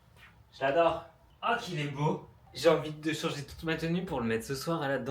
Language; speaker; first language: French; native; French